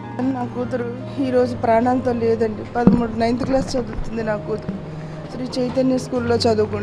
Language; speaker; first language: Telugu; native; Telugu